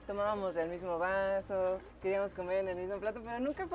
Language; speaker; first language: Spanish; native; Spanish